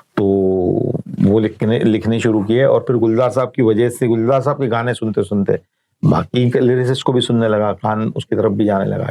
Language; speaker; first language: Hindi; native; Hindi